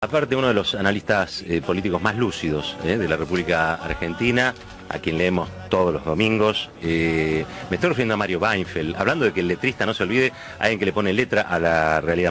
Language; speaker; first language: Spanish; native; Spanish